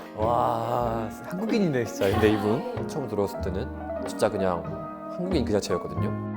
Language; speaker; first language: Korean; native; Korean